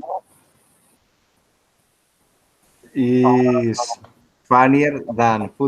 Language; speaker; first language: English; non-native, learner; Spanish